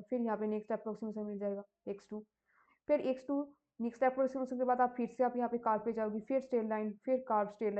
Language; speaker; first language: Hindi; native; Hindi